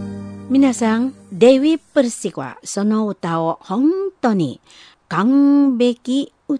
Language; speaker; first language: Japanese; non-native, learner; Indonesian